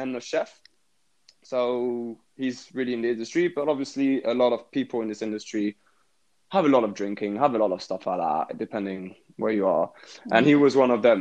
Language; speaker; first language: English; native; English